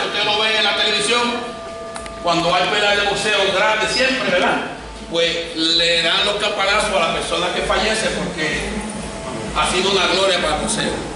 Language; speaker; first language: Spanish; native; Spanish